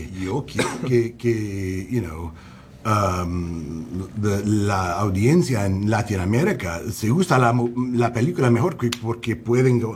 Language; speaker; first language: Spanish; early bilingual, heritage; English